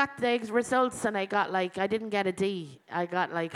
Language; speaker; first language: English; native; English